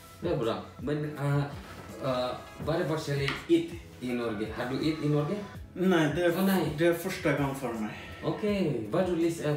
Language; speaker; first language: Norwegian; non-native, learner; Indonesian